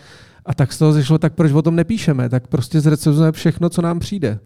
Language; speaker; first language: Czech; native; Czech